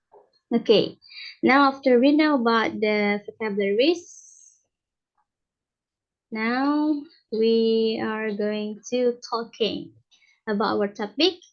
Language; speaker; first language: English; non-native, learner; Indonesian